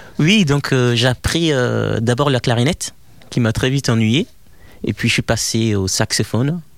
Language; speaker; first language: French; non-native, fluent; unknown